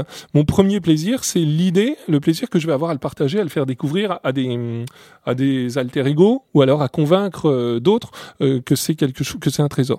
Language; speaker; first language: French; native; French